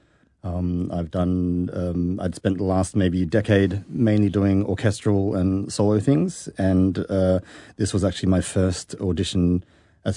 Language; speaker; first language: English; native; English